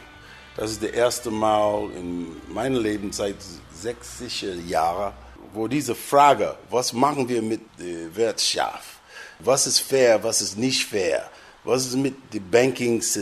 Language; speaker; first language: German; non-native, fluent; English